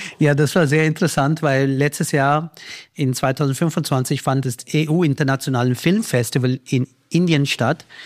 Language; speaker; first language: German; non-native, fluent; Hindi